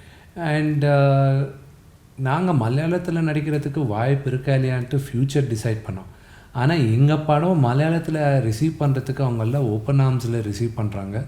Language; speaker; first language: Tamil; non-native, local second language; Telugu